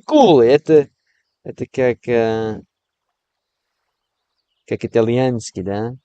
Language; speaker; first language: Russian; non-native, learner; English